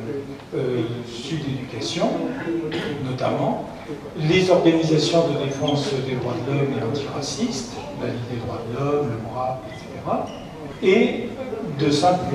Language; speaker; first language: French; native; French